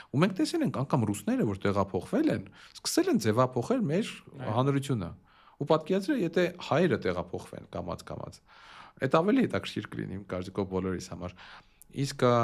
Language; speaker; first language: Armenian; early bilingual, heritage; Armenian